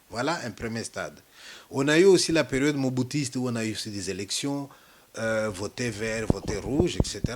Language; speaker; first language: French; non-native, local second language; Luba-Lulua